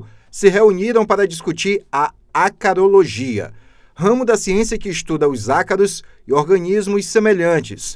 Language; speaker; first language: Portuguese; native; Portuguese